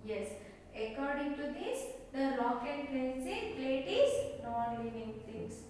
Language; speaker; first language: English; non-native, local second language; Kannada